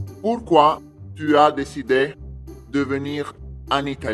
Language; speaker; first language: French; non-native, learner; Italian